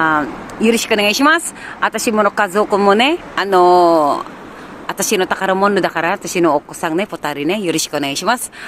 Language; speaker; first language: Japanese; non-native, learner; Filipino